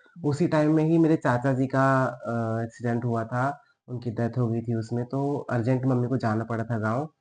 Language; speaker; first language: Hindi; native; Hindi